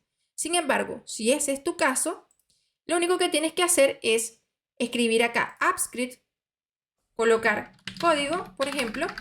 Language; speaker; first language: Spanish; native; Spanish